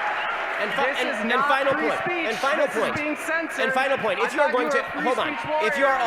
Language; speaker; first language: English; native; English